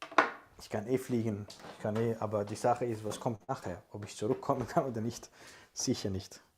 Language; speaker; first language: German; non-native, fluent; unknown